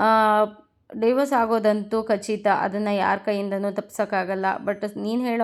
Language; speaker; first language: Kannada; native; Kannada